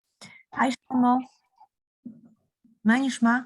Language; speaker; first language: Hebrew; non-native, learner; Polish